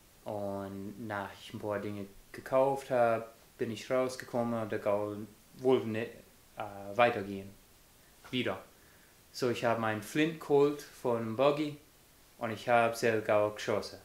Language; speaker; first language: German; non-native, fluent; English